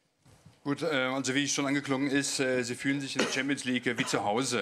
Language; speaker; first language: German; native; German